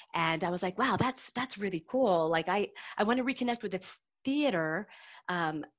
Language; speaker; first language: English; native; English